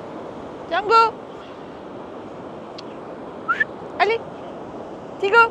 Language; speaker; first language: French; native; French